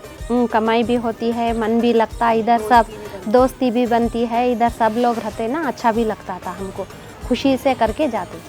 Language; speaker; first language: Hindi; non-native, local second language; Kannada